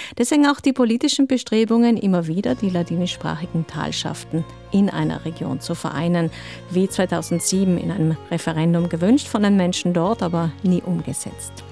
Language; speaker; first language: German; native; German